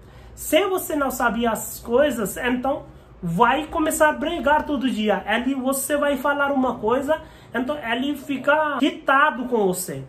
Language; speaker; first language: Portuguese; non-native, learner; Hindi